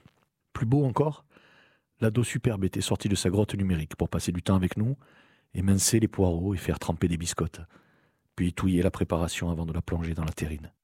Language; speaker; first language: French; native; French